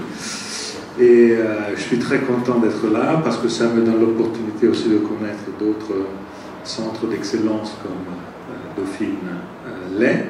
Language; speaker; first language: French; non-native, fluent; Italian